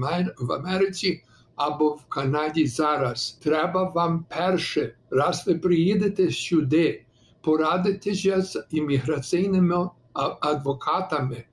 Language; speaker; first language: Ukrainian; early bilingual, heritage; Ukrainian